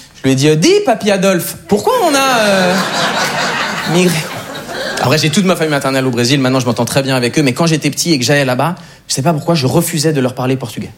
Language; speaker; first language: French; native; French